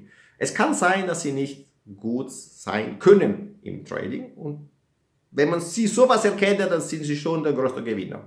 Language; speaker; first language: German; non-native, fluent; Italian